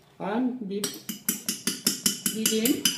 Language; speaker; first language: English; non-native, learner; Spanish